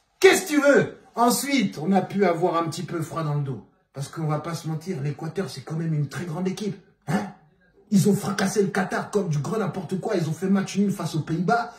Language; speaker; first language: French; non-native, local second language; Bambara